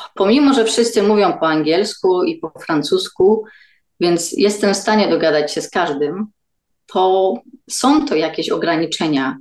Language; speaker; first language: Polish; native; Polish